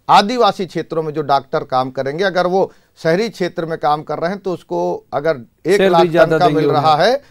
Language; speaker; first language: Hindi; native; Hindi